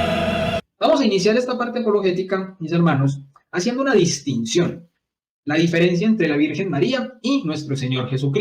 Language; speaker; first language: Spanish; native; Spanish